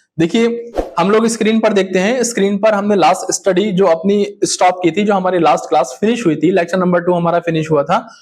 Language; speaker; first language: Hindi; native; Hindi